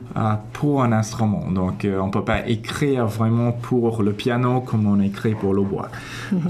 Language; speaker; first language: French; non-native, fluent; English